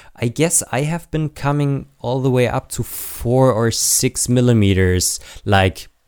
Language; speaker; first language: English; non-native, fluent; German